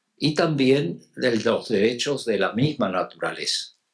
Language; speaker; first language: Spanish; native; Spanish